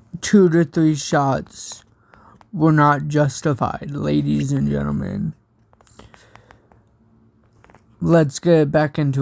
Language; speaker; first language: English; native; English